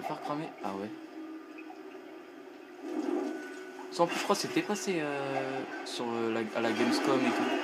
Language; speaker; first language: French; native; French